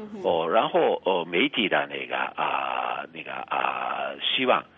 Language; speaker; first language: Chinese; non-native, fluent; Japanese